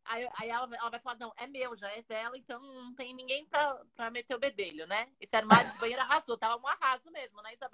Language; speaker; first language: Portuguese; native; Portuguese